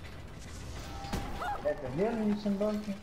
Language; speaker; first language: French; native; French